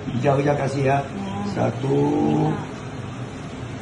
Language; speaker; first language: Indonesian; non-native, fluent; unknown